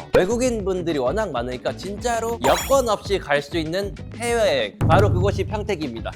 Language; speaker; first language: Korean; native; Korean